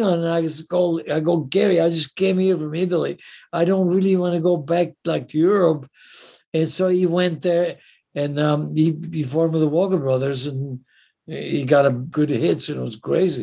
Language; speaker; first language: English; non-native, fluent; Italian